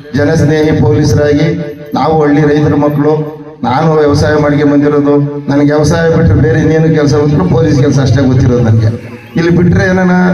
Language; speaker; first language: Kannada; non-native, local second language; Telugu